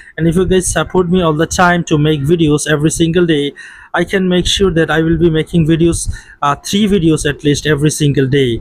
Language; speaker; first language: English; non-native, local second language; Bangla